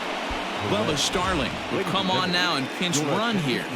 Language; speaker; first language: English; native; English